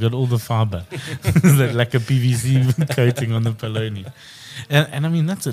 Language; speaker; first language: English; native; English